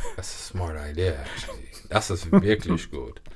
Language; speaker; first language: German; native; German